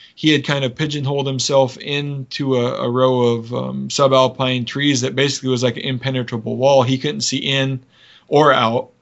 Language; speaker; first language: English; native; English